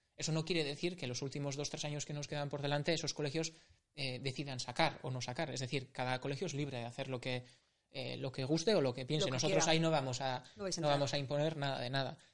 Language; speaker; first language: Spanish; native; Spanish